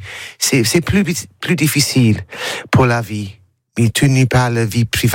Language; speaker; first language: French; non-native, learner; English